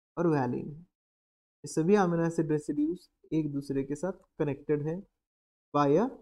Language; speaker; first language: Hindi; native; Hindi